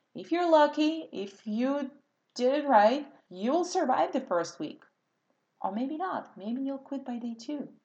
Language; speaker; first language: English; non-native, fluent; Russian